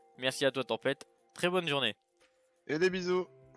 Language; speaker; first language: French; native; French